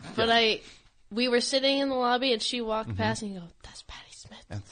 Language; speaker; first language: English; native; English